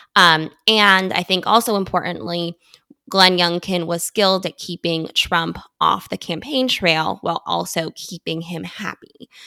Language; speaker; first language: English; native; English